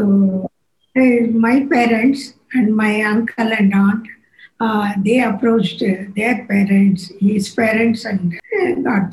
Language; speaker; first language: English; non-native, local second language; Tamil